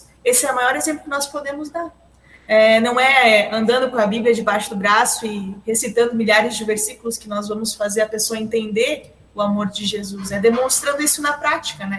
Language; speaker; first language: Portuguese; native; Portuguese